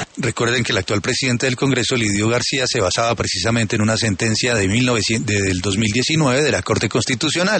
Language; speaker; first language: Spanish; native; Spanish